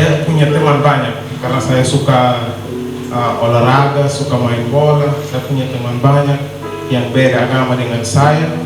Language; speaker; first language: Indonesian; non-native, learner; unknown